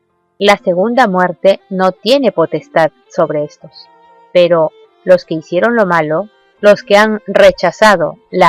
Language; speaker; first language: Spanish; native; Spanish